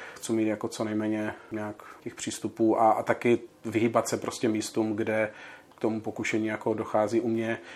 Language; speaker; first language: Czech; native; Czech